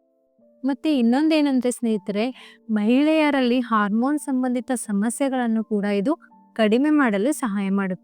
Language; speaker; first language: Kannada; native; Kannada